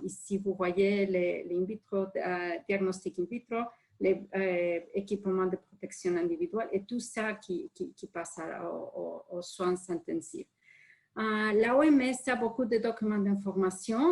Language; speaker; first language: French; non-native, fluent; Spanish